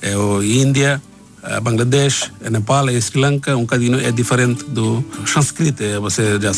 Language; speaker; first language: Portuguese; non-native, learner; Bangla